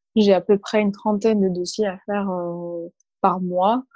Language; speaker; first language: French; early bilingual, other home language; Arabic